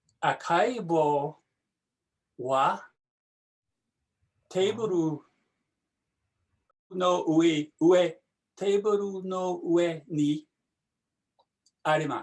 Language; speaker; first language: Japanese; non-native, learner; English